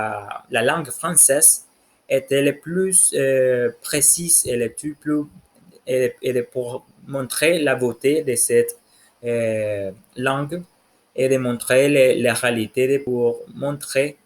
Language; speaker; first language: French; non-native, learner; Spanish